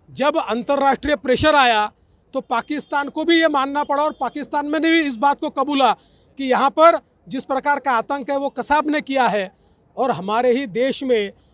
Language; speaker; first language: Hindi; non-native, local second language; Marathi